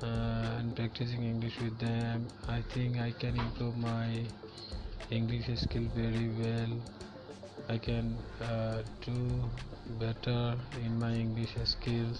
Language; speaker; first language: English; non-native, learner; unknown